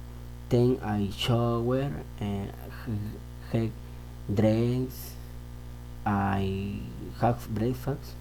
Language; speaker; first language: English; non-native, learner; Spanish